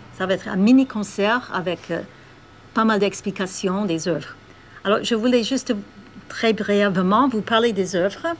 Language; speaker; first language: French; non-native, fluent; English